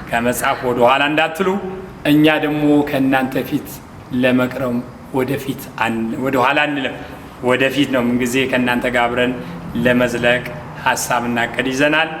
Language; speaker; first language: Amharic; native; Amharic